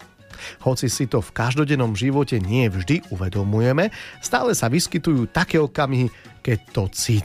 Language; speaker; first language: Slovak; native; Slovak